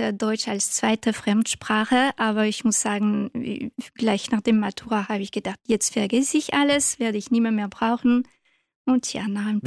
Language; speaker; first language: German; non-native, fluent; French